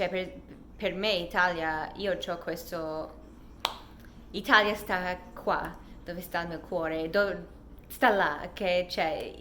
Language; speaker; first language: Italian; non-native, fluent; English